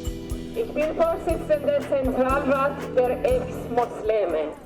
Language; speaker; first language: German; non-native, fluent; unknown